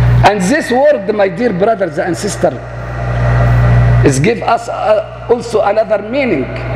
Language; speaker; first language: English; non-native, learner; Arabic